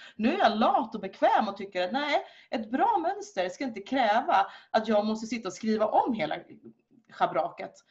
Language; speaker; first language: Swedish; native; Swedish